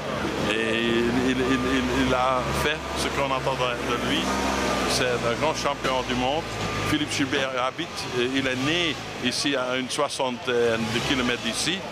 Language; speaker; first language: French; non-native, fluent; Dutch